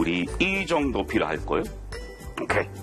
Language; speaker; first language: Korean; non-native, fluent; English